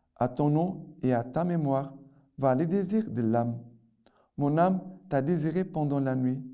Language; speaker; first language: French; non-native, fluent; Portuguese